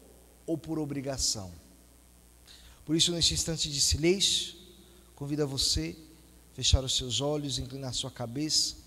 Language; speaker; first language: Portuguese; native; Portuguese